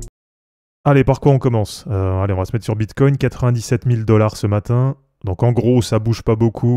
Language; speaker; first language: French; native; French